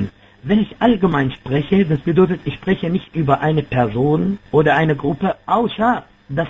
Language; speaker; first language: German; non-native, fluent; Arabic